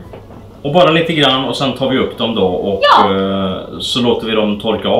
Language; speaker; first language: Swedish; native; Swedish